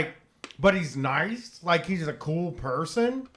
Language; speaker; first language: English; native; English